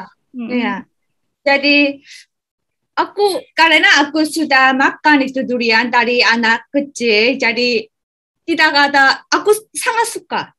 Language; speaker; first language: Indonesian; non-native, learner; Korean